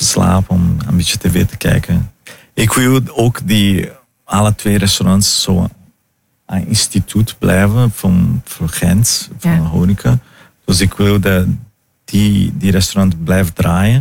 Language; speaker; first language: Dutch; non-native, learner; Portuguese